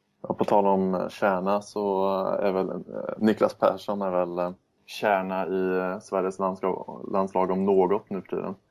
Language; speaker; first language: Swedish; native; Swedish